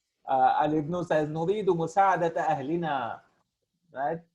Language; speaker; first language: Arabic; non-native, fluent; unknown